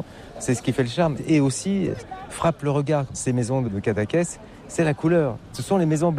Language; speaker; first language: French; native; French